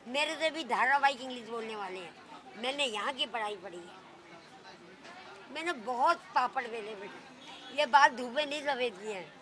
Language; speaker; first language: Hindi; native; Hindi